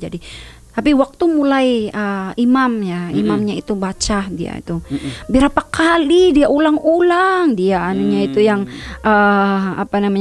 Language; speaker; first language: Indonesian; non-native, fluent; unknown